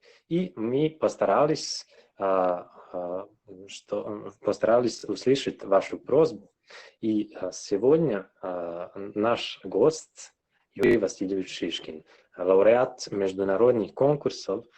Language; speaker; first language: Russian; non-native, local second language; Serbian